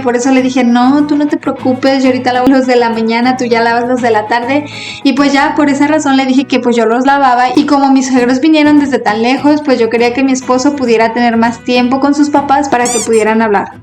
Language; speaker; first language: Spanish; native; Spanish